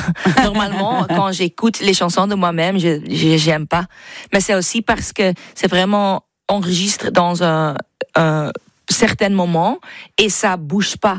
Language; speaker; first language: French; non-native, fluent; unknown